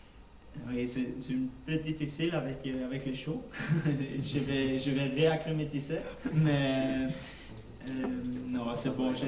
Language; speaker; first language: French; non-native, learner; Norwegian